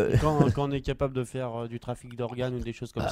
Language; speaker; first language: French; native; French